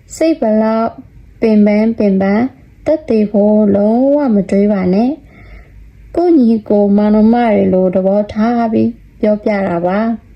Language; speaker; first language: Burmese; non-native, local second language; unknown